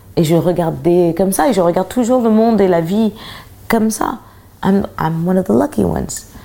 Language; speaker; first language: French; early bilingual, other home language; English